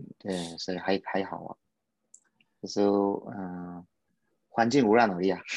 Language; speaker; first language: Chinese; non-native, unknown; Korean